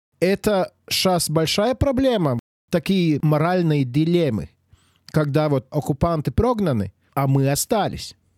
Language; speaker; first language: Russian; non-native, local second language; Latvian